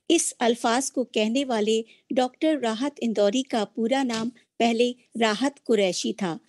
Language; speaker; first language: Hindi; native; Hindi